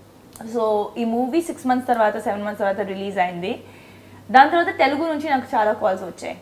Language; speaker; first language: Telugu; non-native, local second language; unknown